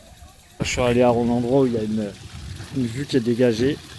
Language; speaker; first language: French; native; French